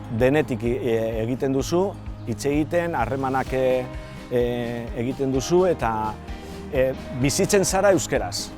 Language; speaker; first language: Basque; non-native, local second language; Spanish